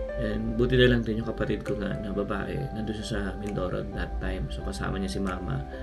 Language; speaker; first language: Filipino; native; Filipino